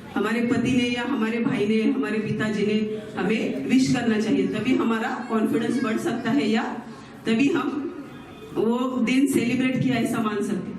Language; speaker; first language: Hindi; non-native, local second language; Marathi